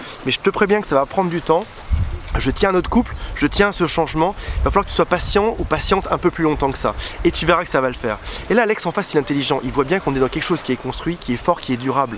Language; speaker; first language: French; native; French